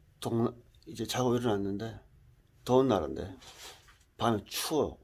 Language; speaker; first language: Korean; native; Korean